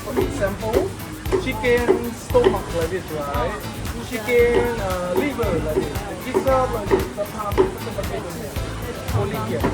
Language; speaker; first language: English; non-native, learner; Thai